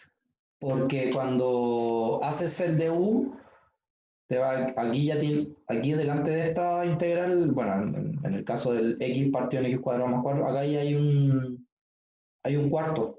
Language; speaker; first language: Spanish; native; Spanish